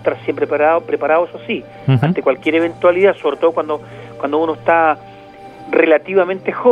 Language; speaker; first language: Spanish; native; Spanish